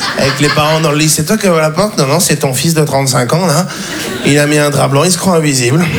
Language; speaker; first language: French; native; French